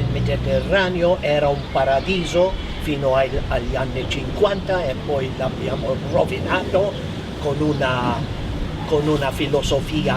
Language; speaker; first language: Italian; non-native, fluent; Maltese